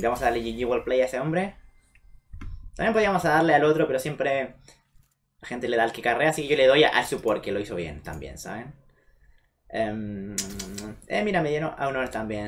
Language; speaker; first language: Spanish; native; Spanish